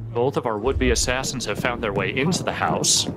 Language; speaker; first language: English; native; English